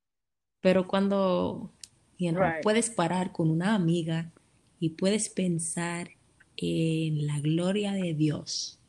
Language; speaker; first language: Spanish; early bilingual, heritage; Spanish